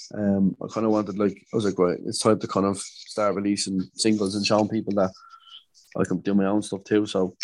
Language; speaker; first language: English; native; English